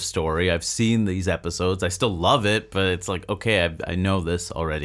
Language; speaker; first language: English; native; English